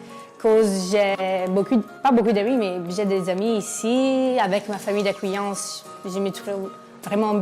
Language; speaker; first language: French; non-native, learner; Italian